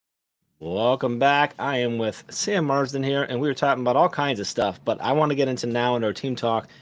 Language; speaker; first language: English; native; English